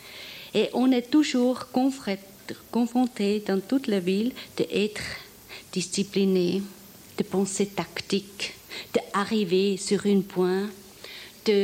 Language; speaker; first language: French; non-native, fluent; German